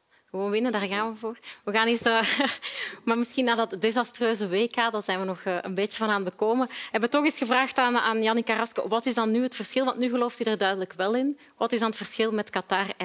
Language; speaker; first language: Dutch; native; Dutch